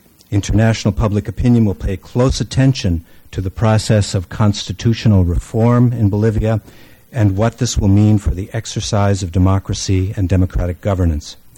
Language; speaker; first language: English; native; English